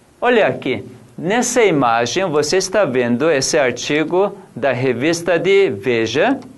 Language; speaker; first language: Portuguese; non-native, fluent; Korean